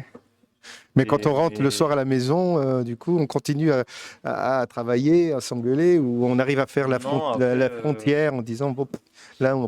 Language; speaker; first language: French; native; French